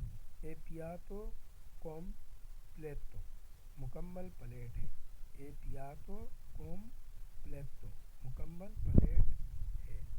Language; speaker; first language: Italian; non-native, learner; Urdu